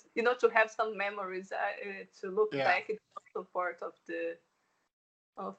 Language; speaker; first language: English; non-native, fluent; Portuguese